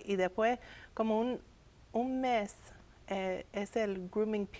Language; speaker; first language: Spanish; early bilingual, heritage; English